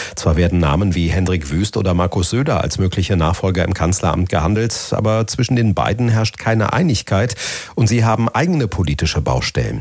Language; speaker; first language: German; native; German